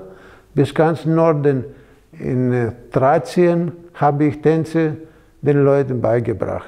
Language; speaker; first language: German; non-native, fluent; Greek